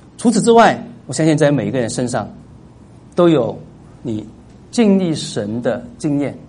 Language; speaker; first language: Chinese; non-native, local second language; Cantonese